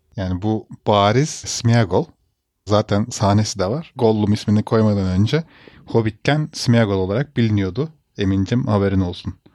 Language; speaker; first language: Turkish; native; Turkish